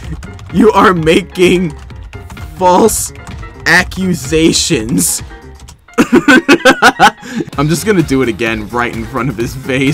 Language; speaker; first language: English; native; English